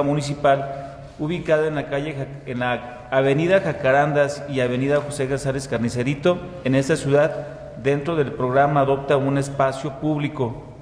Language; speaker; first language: Spanish; native; Spanish